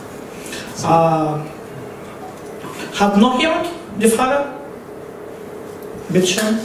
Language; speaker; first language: German; non-native, learner; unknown